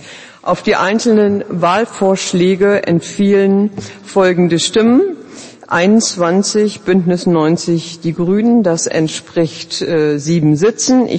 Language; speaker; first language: German; native; German